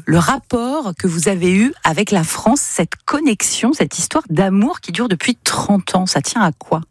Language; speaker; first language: French; native; French